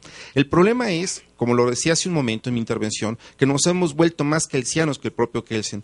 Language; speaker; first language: Spanish; native; Spanish